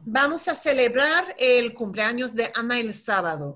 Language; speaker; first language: Spanish; non-native, fluent; English